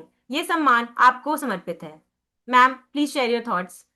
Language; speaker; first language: Hindi; native; Hindi